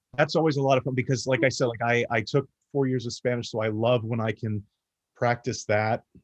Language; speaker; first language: English; native; English